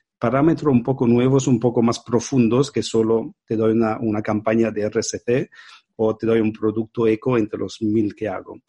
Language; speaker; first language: Spanish; non-native, fluent; Italian